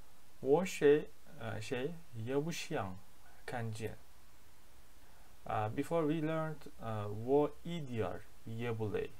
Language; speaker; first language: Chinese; non-native, learner; Turkish